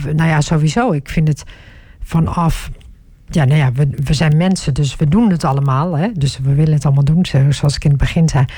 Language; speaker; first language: Dutch; early bilingual, other home language; Turkish